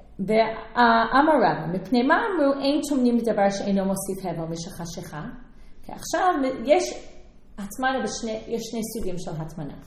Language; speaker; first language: Hebrew; non-native, fluent; English